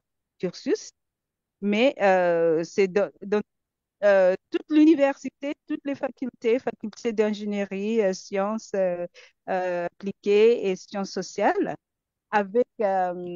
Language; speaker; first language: French; non-native, fluent; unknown